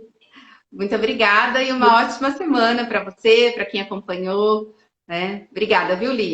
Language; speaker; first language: Portuguese; native; Portuguese